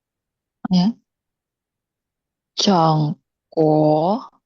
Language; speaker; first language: Chinese; non-native, learner; Indonesian